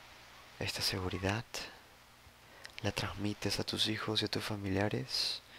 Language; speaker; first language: Spanish; native; Spanish